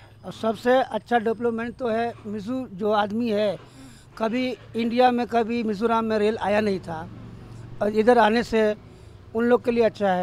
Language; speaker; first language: Hindi; non-native, local second language; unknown